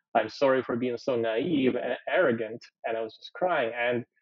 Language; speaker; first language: English; early bilingual, other home language; Ukrainian